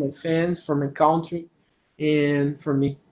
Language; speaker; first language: English; non-native, learner; Portuguese